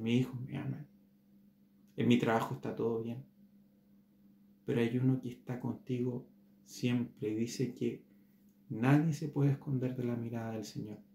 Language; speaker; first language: Spanish; native; Spanish